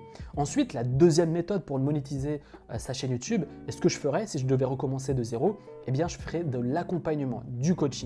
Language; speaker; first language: French; native; French